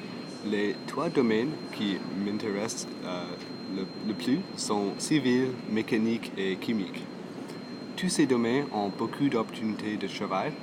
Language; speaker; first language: French; non-native, local second language; English